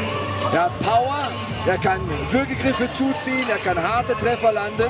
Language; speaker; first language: German; native; German